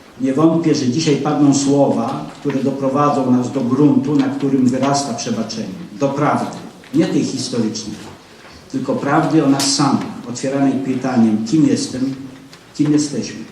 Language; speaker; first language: Polish; native; Polish